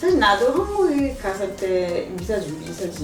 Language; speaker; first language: Korean; non-native, learner; French